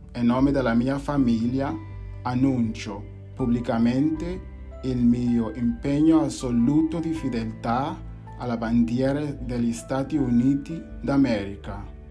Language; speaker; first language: Italian; non-native, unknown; English